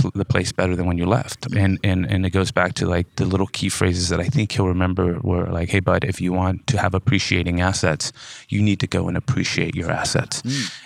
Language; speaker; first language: English; native; English